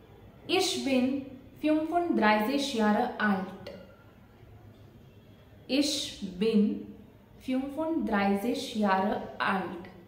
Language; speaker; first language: German; non-native, fluent; Marathi